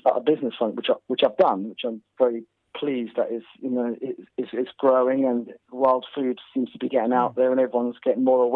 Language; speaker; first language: English; native; English